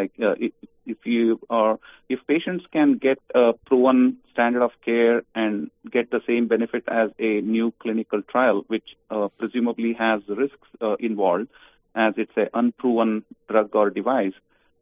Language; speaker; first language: English; non-native, local second language; Kannada